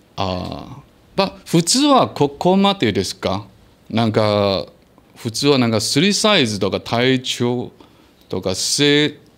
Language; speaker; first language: Japanese; non-native, learner; Chinese